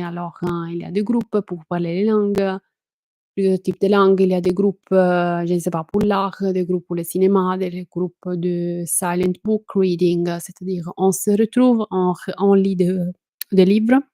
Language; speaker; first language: French; non-native, fluent; Italian